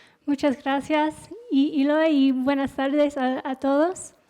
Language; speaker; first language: Spanish; non-native, fluent; English